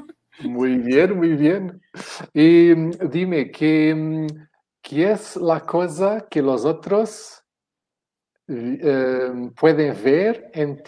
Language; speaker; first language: Spanish; non-native, fluent; Portuguese